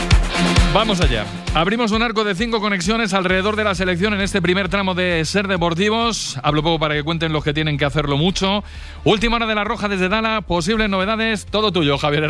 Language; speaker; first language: Spanish; native; Spanish